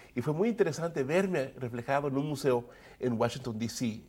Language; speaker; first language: Spanish; early bilingual, other home language; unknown